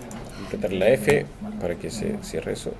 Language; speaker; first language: Spanish; native; Spanish